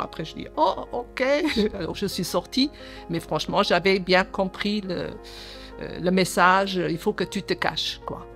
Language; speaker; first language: French; early bilingual, other home language; Portuguese